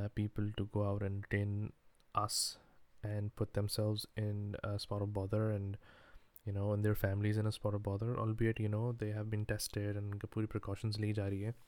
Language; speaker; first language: English; non-native, local second language; Urdu